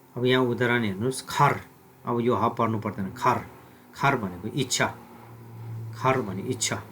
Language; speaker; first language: Nepali; non-native, local second language; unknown